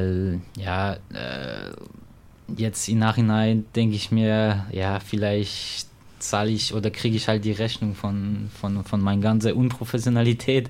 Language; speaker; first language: German; non-native, fluent; French